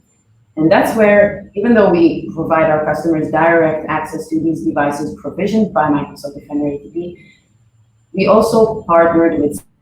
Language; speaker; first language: English; non-native, fluent; Hebrew